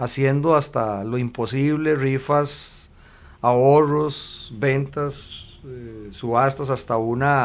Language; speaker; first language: Spanish; native; Spanish